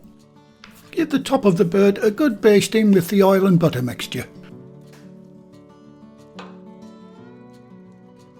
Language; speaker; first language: English; native; English